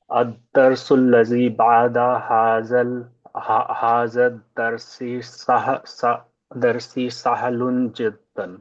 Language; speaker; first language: Arabic; non-native, learner; Urdu